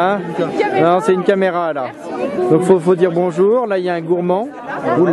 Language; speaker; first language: French; native; French